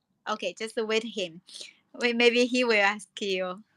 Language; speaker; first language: English; non-native, learner; Chinese